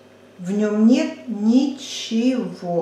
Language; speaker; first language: Russian; native; Russian